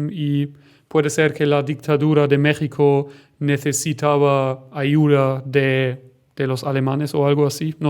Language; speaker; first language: Spanish; non-native, fluent; German